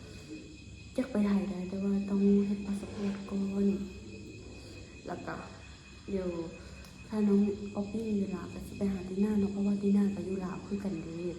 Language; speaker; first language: Thai; non-native, local second language; Lao